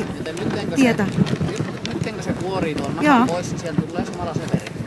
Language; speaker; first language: Finnish; native; Finnish